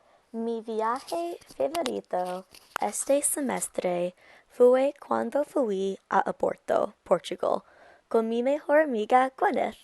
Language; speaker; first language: Spanish; non-native, learner; English